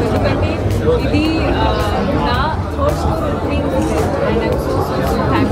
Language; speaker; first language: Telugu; non-native, learner; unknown